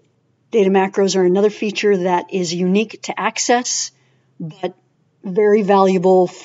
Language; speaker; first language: English; native; English